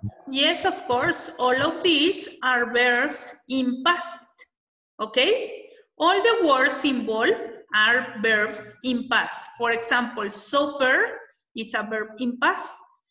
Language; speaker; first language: English; non-native, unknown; Spanish